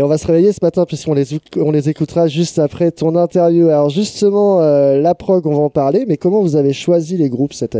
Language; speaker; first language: French; native; French